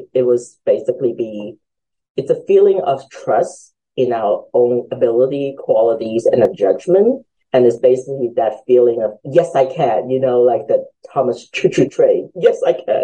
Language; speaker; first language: English; early bilingual, other home language; Cantonese